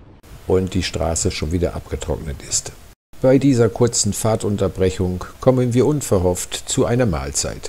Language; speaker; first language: German; native; German